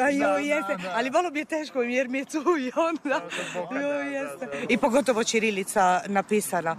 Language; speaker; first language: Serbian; non-native, fluent; Italian